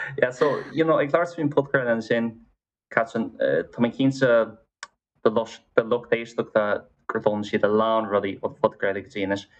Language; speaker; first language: Irish; non-native, local second language; English